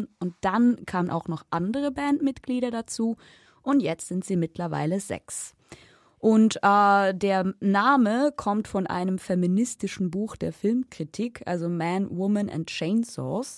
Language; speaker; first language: German; native; German